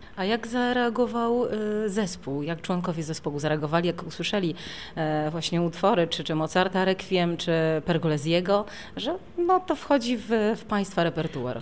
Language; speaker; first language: Polish; native; Polish